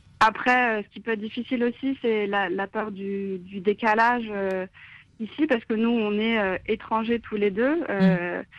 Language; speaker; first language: French; native; French